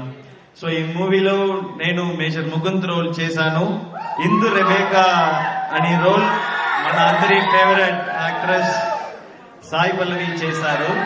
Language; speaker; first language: Telugu; non-native, learner; Tamil